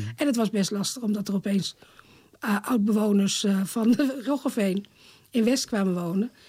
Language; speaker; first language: Dutch; native; Dutch